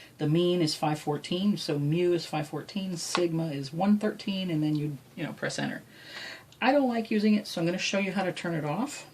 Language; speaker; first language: English; native; English